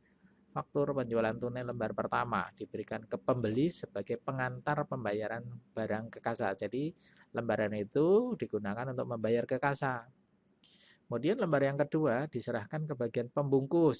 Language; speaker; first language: Indonesian; native; Indonesian